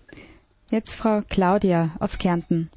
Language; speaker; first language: German; native; German